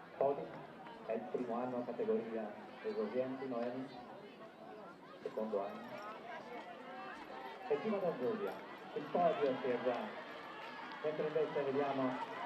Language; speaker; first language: Italian; native; Italian